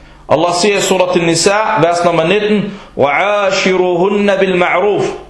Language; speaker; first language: Danish; early bilingual, other home language; Arabic